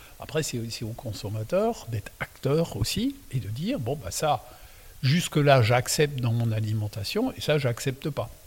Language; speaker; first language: French; non-native, local second language; Swiss German